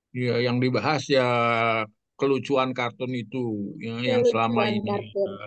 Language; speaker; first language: Indonesian; native; Indonesian